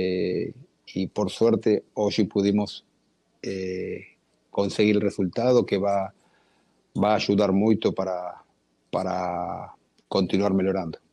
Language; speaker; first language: Portuguese; non-native, learner; Spanish